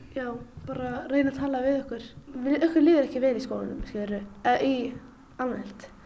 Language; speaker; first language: Icelandic; non-native, fluent; Arabic